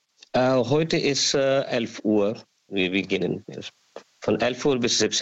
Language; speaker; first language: German; non-native, learner; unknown